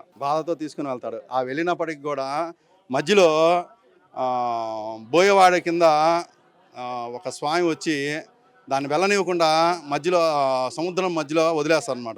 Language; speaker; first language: Telugu; native; Telugu